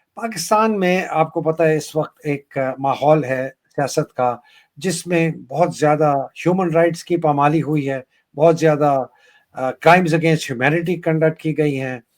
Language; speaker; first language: Urdu; native; Urdu